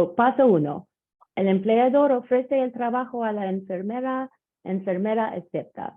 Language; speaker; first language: Spanish; non-native, learner; English